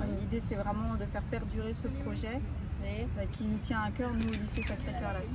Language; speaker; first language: French; native; French